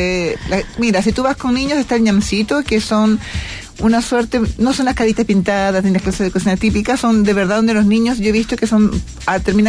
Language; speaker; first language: Spanish; native; Spanish